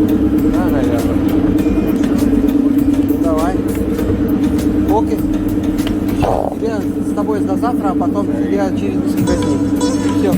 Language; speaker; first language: Russian; non-native, learner; Urdu